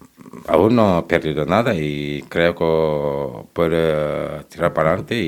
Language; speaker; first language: Spanish; non-native, learner; Wolof